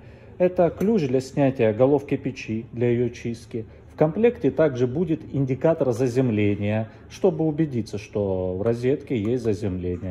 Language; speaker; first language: Russian; native; Russian